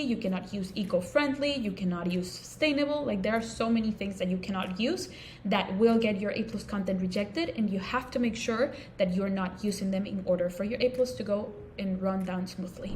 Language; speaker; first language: English; non-native, local second language; Spanish